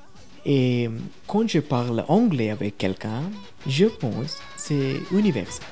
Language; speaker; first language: French; non-native, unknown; Tamil